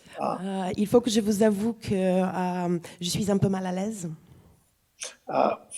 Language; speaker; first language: French; non-native, fluent; Bulgarian